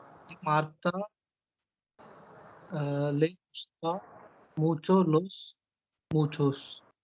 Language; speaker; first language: Spanish; non-native, learner; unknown